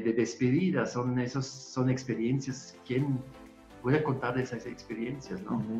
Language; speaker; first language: Spanish; non-native, fluent; German